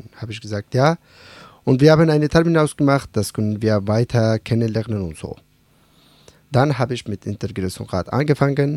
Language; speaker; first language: German; non-native, learner; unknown